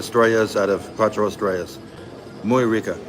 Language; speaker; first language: Spanish; non-native, learner; English